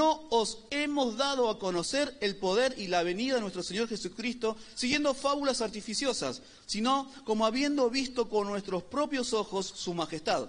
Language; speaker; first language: Spanish; native; Spanish